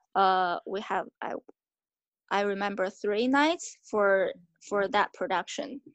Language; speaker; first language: English; non-native, fluent; Chinese